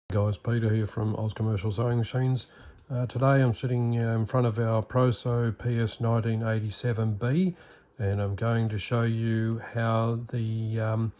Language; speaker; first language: English; native; English